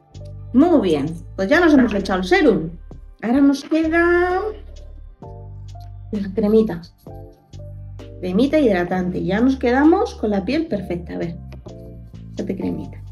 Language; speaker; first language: Spanish; native; Spanish